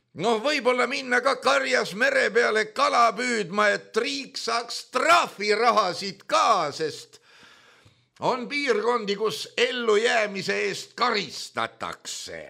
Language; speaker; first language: Estonian; native; Estonian